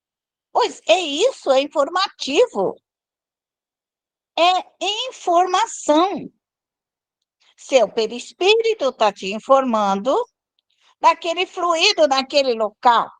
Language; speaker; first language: Portuguese; native; Portuguese